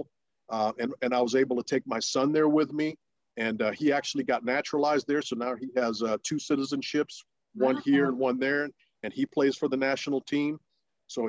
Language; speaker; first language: English; non-native, fluent; Russian